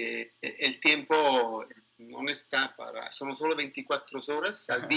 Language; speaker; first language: Spanish; non-native, learner; Italian